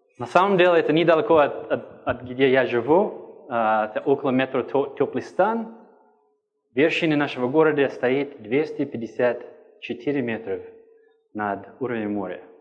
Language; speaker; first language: Russian; non-native, fluent; English